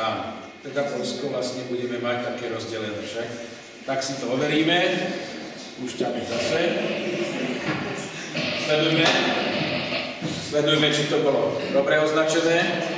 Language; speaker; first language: Slovak; native; Slovak